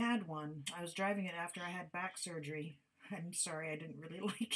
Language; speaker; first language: English; native; English